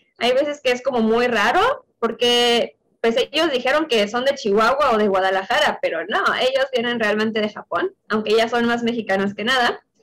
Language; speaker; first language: Spanish; native; Spanish